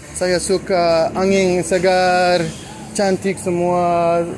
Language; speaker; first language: Indonesian; non-native, learner; English